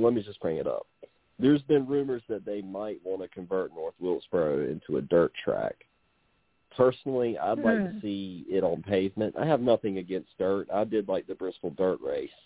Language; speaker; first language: English; native; English